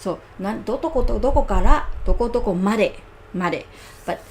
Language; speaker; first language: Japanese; non-native, learner; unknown